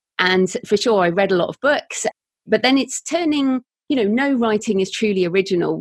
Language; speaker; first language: English; native; English